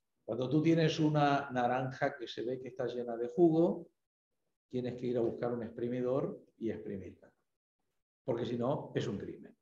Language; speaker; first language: Spanish; native; Spanish